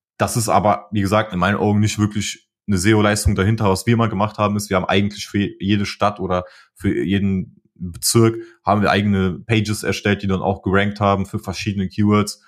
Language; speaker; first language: German; early bilingual, other home language; Polish